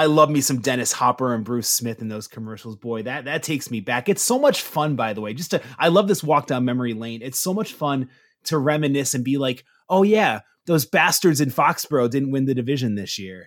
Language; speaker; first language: English; native; English